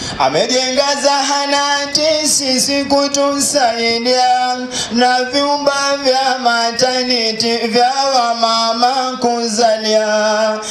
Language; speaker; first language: Swahili; native; Swahili